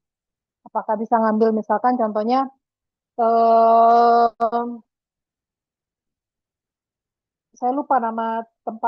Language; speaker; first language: Indonesian; native; Indonesian